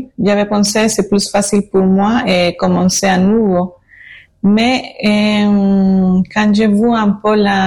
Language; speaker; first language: French; non-native, fluent; Spanish